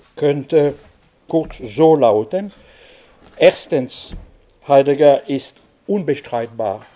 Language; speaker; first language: German; non-native, fluent; French